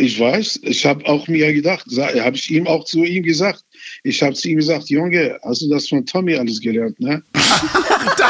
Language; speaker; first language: German; non-native, fluent; Arabic